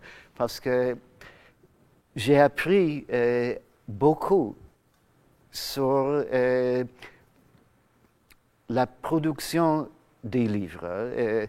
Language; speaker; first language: French; non-native, fluent; English